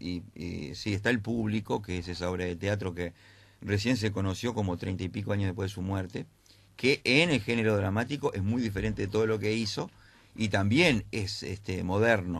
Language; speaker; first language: Spanish; native; Spanish